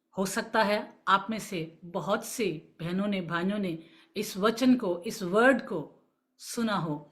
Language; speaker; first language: Urdu; non-native, local second language; Punjabi